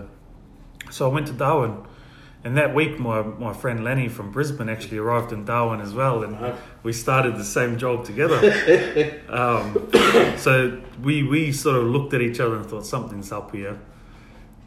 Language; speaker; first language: English; native; English